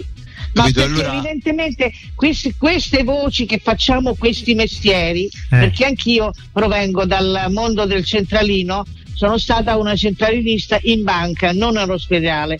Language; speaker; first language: Italian; native; Italian